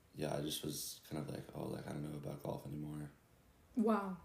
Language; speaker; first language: English; native; English